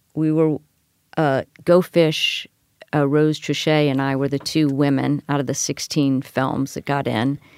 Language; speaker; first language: English; native; English